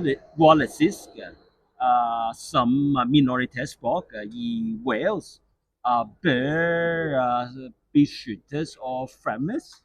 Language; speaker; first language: Norwegian; non-native, learner; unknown